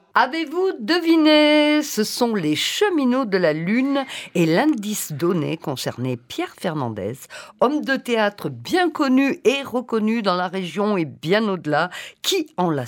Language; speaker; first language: French; native; French